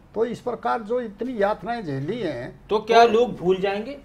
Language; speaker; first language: Hindi; native; Hindi